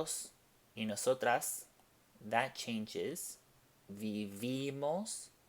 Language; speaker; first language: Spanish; non-native, fluent; English